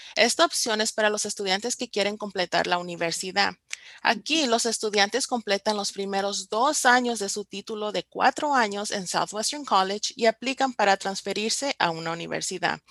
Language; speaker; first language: Spanish; early bilingual, heritage; Spanish